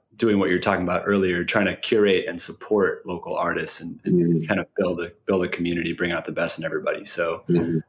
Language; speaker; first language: English; native; English